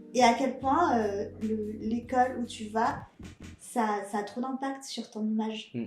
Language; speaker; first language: French; non-native, local second language; Malagasy